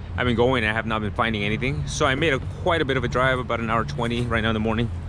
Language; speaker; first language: English; early bilingual, other home language; Spanish